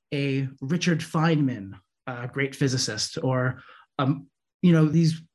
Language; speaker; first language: English; native; English